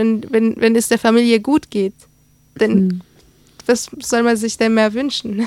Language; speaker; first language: German; early bilingual, other home language; Arabic